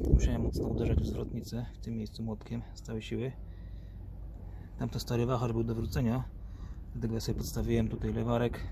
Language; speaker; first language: Polish; native; Polish